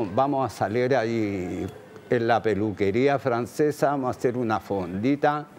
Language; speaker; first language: Spanish; native; Spanish